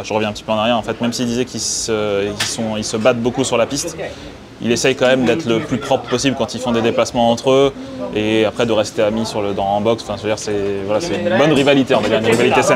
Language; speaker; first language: French; native; French